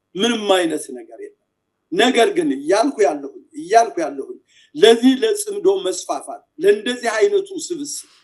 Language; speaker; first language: Amharic; native; Amharic